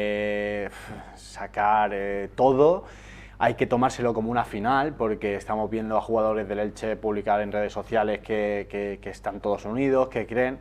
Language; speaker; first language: Spanish; native; Spanish